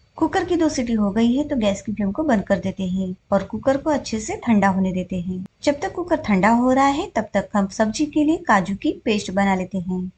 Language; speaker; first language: Hindi; native; Hindi